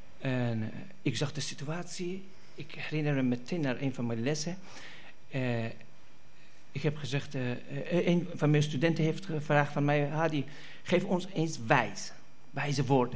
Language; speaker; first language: Dutch; non-native, fluent; Persian